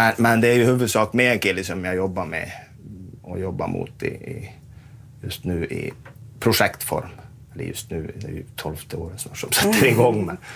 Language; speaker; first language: Swedish; native; Swedish